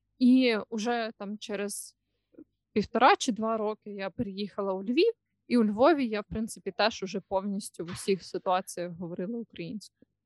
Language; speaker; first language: Ukrainian; non-native, local second language; Russian